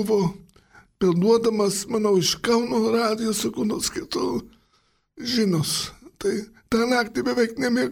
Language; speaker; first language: Lithuanian; early bilingual, heritage; Lithuanian